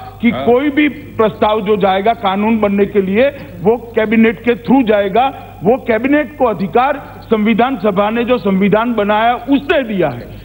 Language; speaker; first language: Hindi; native; Hindi